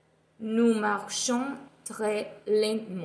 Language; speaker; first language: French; non-native, fluent; Italian